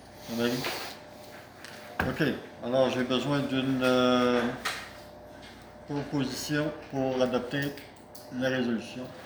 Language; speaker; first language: French; native; French